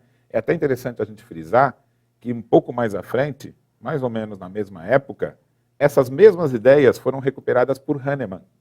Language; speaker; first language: Portuguese; native; Portuguese